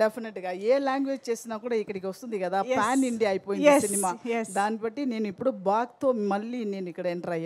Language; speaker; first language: Telugu; non-native, fluent; Tamil